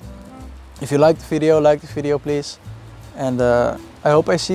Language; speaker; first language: English; non-native, fluent; Dutch